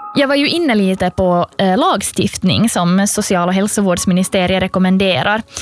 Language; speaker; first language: Swedish; native; Swedish